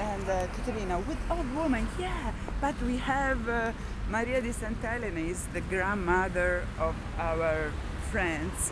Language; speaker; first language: English; non-native, learner; Italian